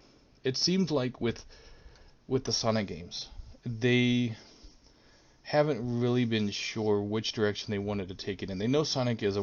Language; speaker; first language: English; native; English